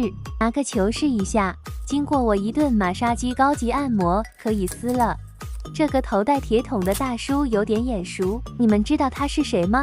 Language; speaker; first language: Chinese; native; Chinese